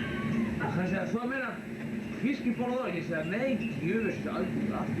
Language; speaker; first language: Icelandic; non-native, learner; Spanish